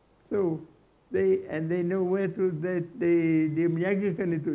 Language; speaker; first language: English; non-native, local second language; Malay